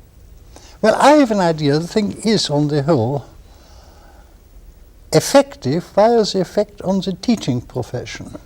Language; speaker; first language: English; non-native, fluent; German